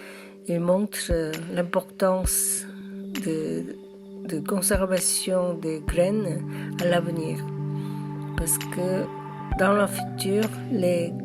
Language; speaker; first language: French; non-native, learner; Korean